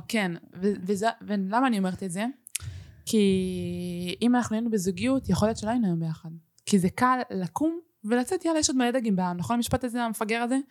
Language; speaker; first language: Hebrew; early bilingual, other home language; Spanish